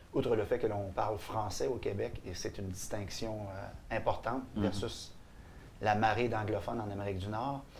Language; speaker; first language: French; native; French